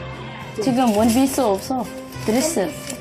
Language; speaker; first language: Korean; non-native, learner; Arabic